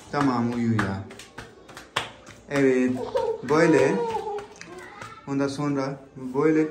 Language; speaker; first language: Turkish; non-native, learner; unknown